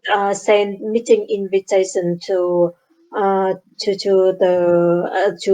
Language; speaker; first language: English; non-native, learner; Vietnamese